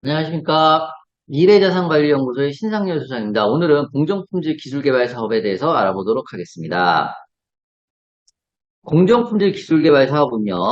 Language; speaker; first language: Korean; native; Korean